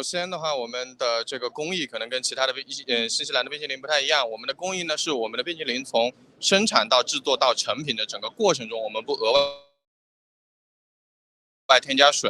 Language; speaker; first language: Chinese; native; Chinese